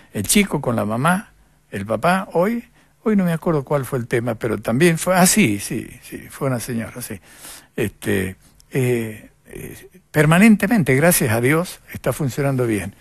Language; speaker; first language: Spanish; native; Spanish